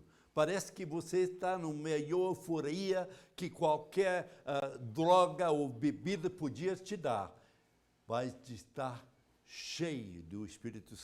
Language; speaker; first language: Portuguese; non-native, fluent; English